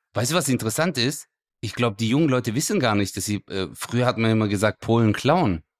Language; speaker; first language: German; early bilingual, other home language; Turkish